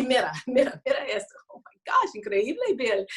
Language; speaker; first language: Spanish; non-native, learner; English